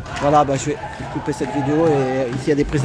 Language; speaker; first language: French; native; French